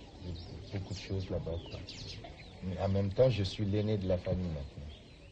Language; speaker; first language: French; non-native, local second language; Soninke